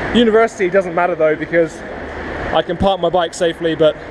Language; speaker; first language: English; native; English